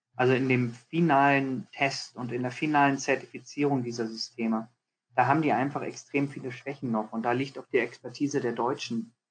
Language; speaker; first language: German; early bilingual, heritage; German